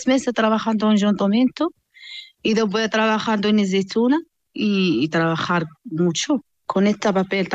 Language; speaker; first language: Spanish; non-native, learner; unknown